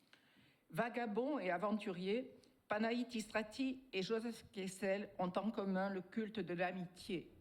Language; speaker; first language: French; native; French